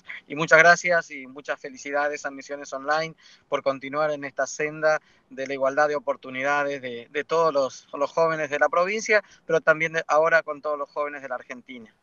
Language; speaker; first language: Spanish; native; Spanish